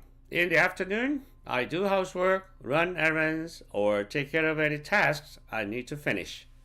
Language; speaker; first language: English; non-native, fluent; Korean